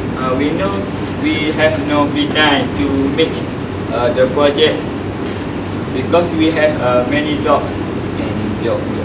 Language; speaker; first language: English; non-native, local second language; Malay